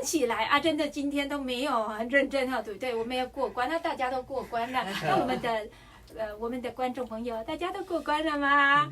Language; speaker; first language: Chinese; non-native, fluent; Vietnamese